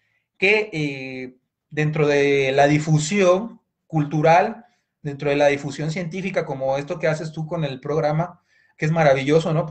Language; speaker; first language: Spanish; native; Spanish